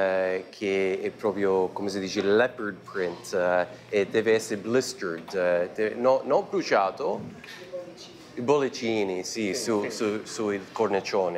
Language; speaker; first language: Italian; early bilingual, heritage; Italian